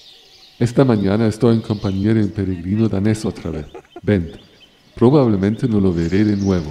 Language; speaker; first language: Spanish; non-native, fluent; German